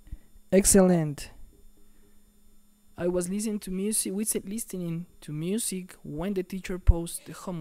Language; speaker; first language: English; non-native, fluent; Spanish